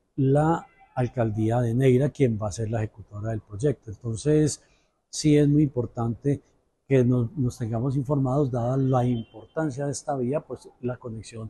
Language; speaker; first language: Spanish; native; Spanish